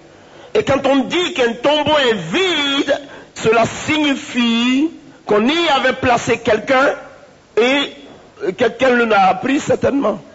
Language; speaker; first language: French; native; French